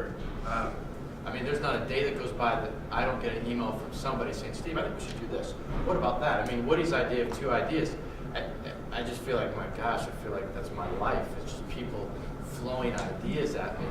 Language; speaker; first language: English; native; English